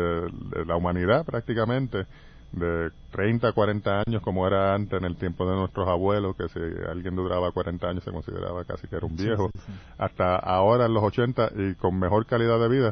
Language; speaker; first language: Spanish; native; Spanish